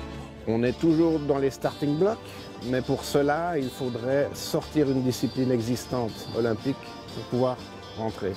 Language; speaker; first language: French; native; French